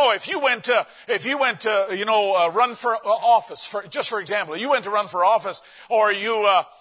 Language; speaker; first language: English; native; English